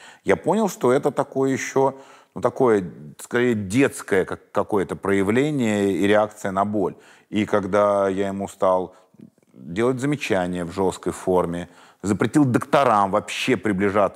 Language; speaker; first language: Russian; native; Russian